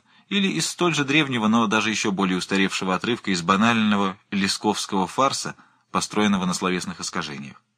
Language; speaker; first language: Russian; native; Russian